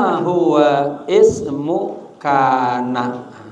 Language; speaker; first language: Arabic; non-native, fluent; Indonesian